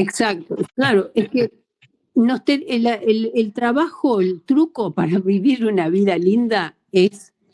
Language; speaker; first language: Spanish; native; Spanish